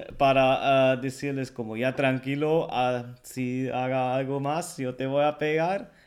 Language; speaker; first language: Spanish; non-native, fluent; German